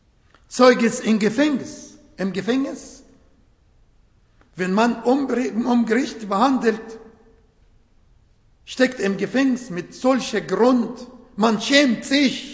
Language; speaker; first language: German; non-native, fluent; Arabic